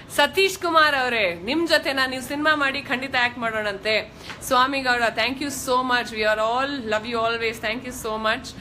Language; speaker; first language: Kannada; non-native, local second language; Kodava